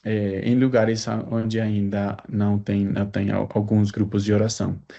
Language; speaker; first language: Portuguese; non-native, fluent; Spanish